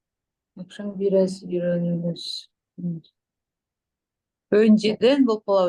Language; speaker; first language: Turkish; non-native, learner; Kyrgyz